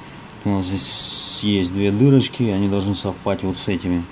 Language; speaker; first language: Russian; native; Russian